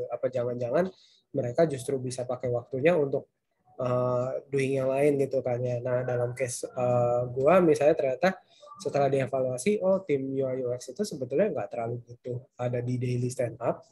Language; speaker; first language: Indonesian; native; Indonesian